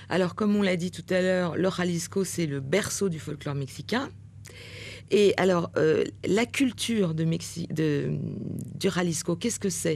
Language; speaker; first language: French; native; French